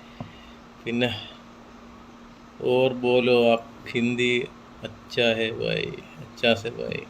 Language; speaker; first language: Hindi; non-native, local second language; Malayalam